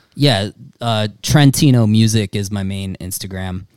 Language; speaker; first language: English; native; English